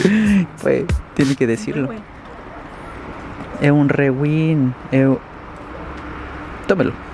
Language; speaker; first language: Spanish; native; Spanish